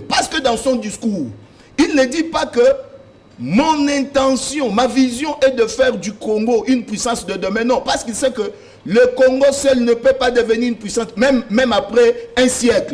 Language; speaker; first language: French; non-native, local second language; Lingala